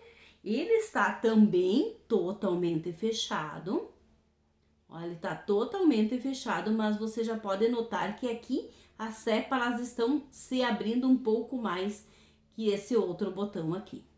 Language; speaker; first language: Portuguese; native; Portuguese